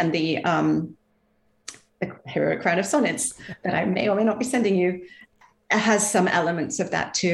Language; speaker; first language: English; native; English